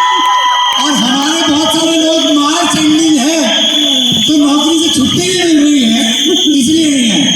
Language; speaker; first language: Hindi; native; Hindi